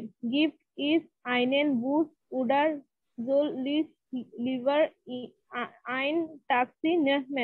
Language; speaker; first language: German; non-native, learner; Bangla